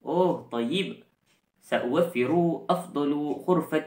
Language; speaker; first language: Arabic; non-native, learner; Malay